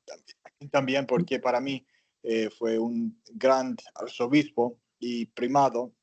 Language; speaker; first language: Spanish; non-native, learner; Greek